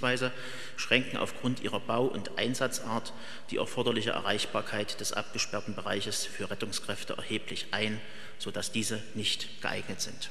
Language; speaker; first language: German; native; German